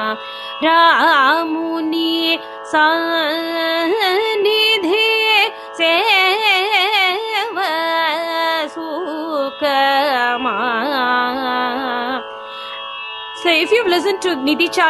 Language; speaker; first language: English; non-native, local second language; Tamil